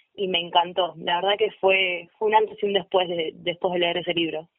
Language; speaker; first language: Spanish; native; Spanish